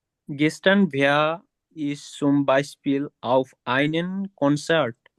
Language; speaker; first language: German; non-native, learner; Bangla